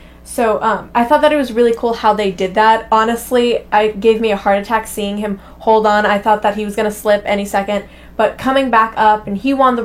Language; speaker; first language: English; native; English